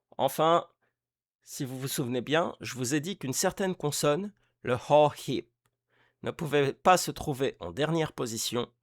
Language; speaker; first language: French; native; French